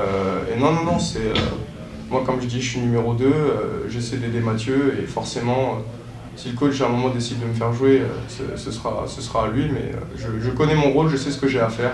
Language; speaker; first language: French; native; French